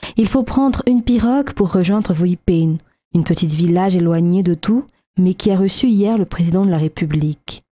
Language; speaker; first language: French; non-native, local second language; Malagasy